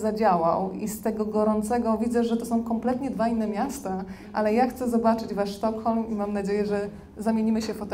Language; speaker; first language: Polish; native; Polish